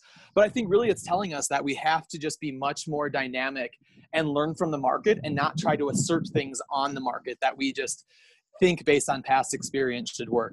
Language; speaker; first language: English; native; English